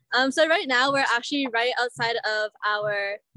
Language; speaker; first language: English; native; English